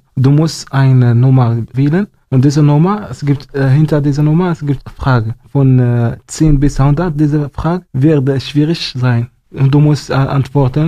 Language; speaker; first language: German; non-native, learner; Arabic